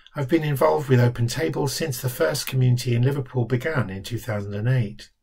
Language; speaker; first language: English; native; English